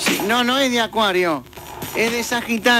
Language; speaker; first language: Spanish; native; Spanish